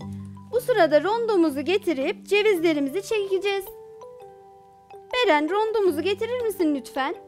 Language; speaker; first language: Turkish; native; Turkish